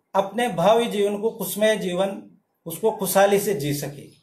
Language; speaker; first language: Hindi; native; Hindi